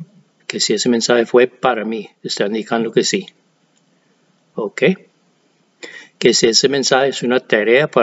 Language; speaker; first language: Spanish; non-native, fluent; English